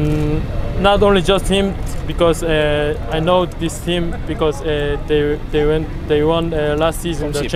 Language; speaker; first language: English; non-native, learner; Korean